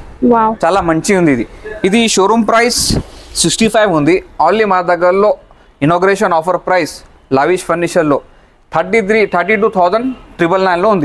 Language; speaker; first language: Telugu; non-native, local second language; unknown